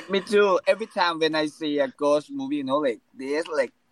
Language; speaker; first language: English; non-native, learner; Thai